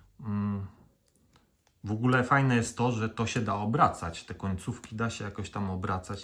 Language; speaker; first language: Polish; native; Polish